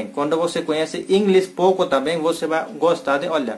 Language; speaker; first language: Portuguese; non-native, learner; Hindi